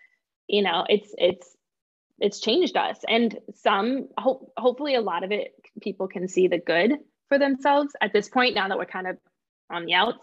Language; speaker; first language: English; native; English